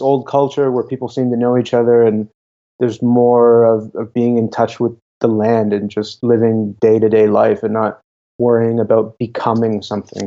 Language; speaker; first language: English; native; English